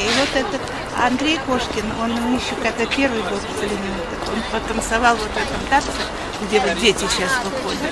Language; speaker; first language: Russian; native; Russian